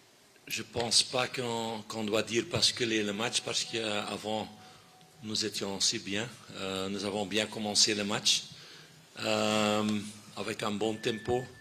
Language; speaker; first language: French; non-native, fluent; Dutch